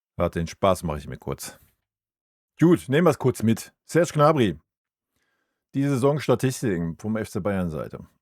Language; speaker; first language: German; native; German